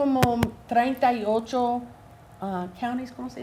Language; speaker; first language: Spanish; non-native, learner; English